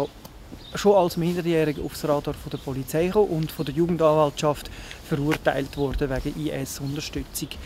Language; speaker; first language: German; native; German